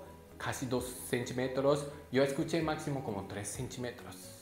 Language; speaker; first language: Spanish; non-native, learner; Japanese